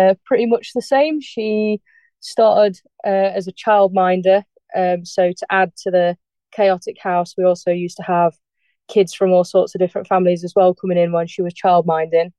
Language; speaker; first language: English; native; English